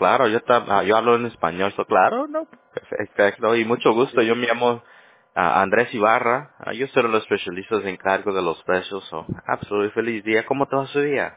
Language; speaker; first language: Spanish; non-native, learner; English